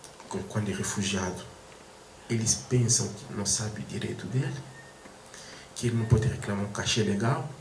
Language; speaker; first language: Portuguese; non-native, fluent; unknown